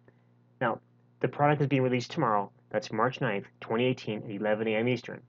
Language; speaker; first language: English; native; English